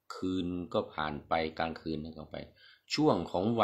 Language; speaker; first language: Thai; native; Thai